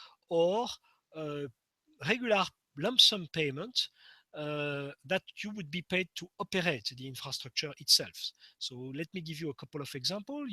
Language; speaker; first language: English; non-native, fluent; French